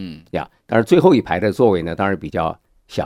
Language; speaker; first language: Chinese; native; Chinese